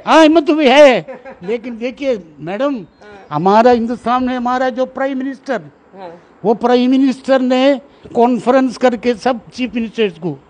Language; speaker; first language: Hindi; non-native, local second language; Malayalam